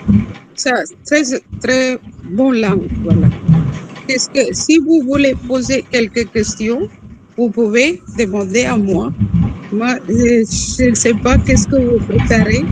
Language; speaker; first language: French; non-native, local second language; Tamil